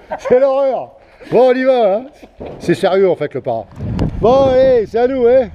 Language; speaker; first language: French; native; French